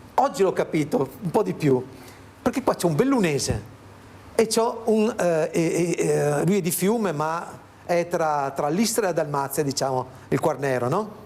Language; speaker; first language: Italian; native; Italian